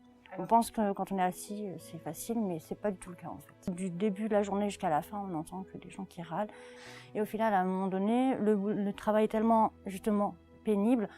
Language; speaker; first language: French; native; French